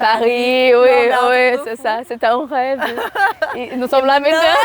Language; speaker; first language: French; non-native, fluent; Portuguese